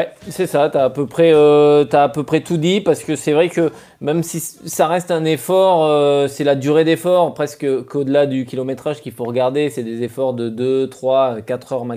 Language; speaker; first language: French; native; French